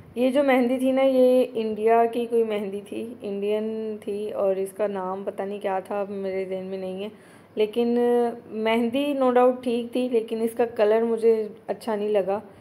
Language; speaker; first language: Urdu; native; Urdu